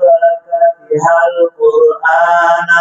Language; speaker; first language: Arabic; non-native, fluent; Bangla